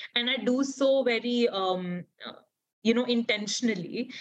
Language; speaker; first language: English; non-native, local second language; Hindi